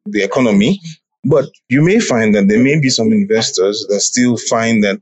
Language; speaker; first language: English; non-native, local second language; Yoruba